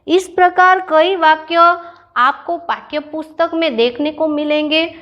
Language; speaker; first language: Hindi; non-native, local second language; Gujarati